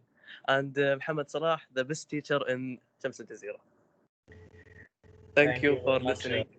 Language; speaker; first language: English; non-native, learner; Arabic